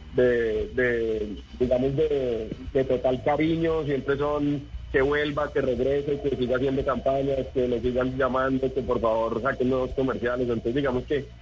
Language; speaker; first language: Spanish; native; Spanish